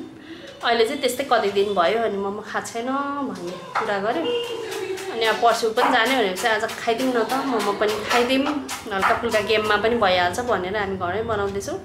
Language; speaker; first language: Nepali; native; Nepali